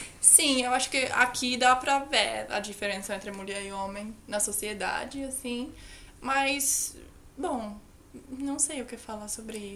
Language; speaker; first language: Portuguese; non-native, fluent; Finnish